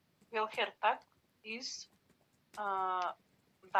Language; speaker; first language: German; non-native, learner; Macedonian